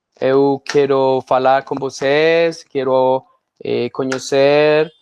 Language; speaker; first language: Portuguese; non-native, learner; Spanish